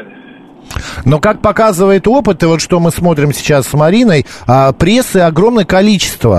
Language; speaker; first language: Russian; native; Russian